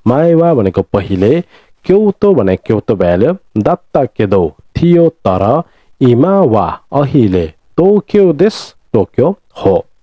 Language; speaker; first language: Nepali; native; Nepali